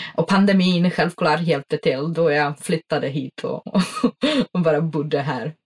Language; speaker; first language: Swedish; non-native, fluent; Czech